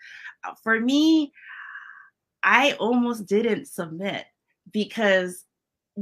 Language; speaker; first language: English; early bilingual, other home language; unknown